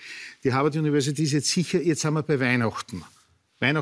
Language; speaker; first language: German; native; German